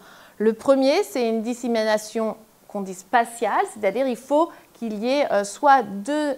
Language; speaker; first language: French; native; French